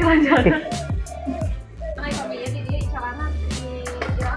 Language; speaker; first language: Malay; non-native, local second language; Sundanese